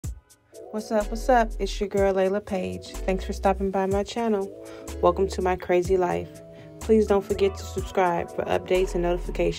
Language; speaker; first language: English; native; English